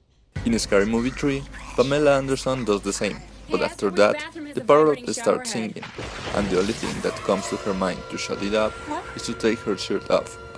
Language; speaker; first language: English; non-native, fluent; Spanish